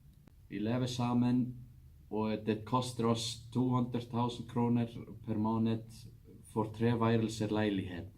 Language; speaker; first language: Danish; non-native, learner; Icelandic